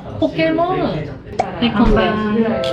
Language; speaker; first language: Korean; non-native, learner; Japanese